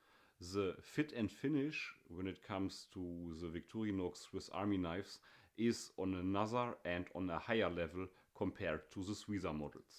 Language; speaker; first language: English; non-native, fluent; German